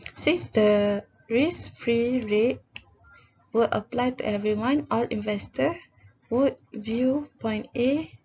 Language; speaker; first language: English; non-native, local second language; Malay